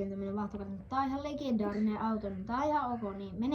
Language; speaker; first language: Finnish; native; Finnish